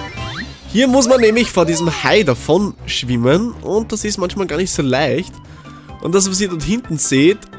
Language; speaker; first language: German; native; German